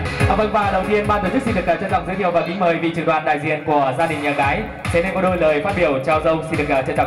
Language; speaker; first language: Vietnamese; native; Vietnamese